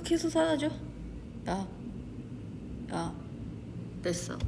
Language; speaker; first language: Korean; non-native, fluent; Chinese